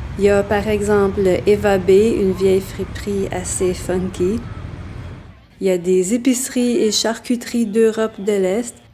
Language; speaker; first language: French; native; French